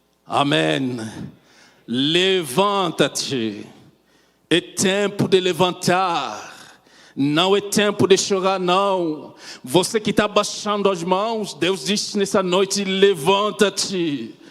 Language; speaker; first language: Portuguese; non-native, fluent; French